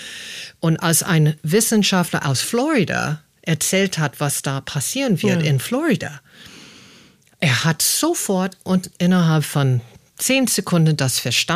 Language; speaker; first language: German; non-native, fluent; English